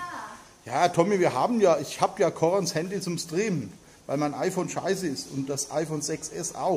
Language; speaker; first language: German; native; German